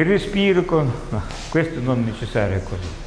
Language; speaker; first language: Italian; non-native, learner; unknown